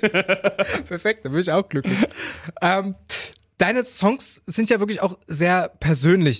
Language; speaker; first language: German; native; German